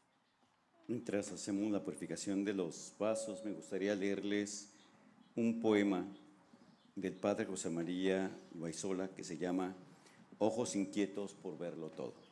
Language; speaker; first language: Spanish; native; Spanish